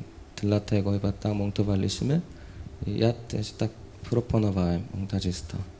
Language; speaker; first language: Polish; non-native, learner; Korean